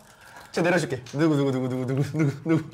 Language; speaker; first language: Korean; native; Korean